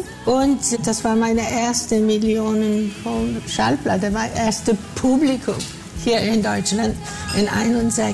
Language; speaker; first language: German; non-native, fluent; Greek